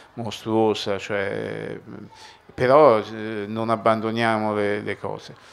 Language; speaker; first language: Italian; native; Italian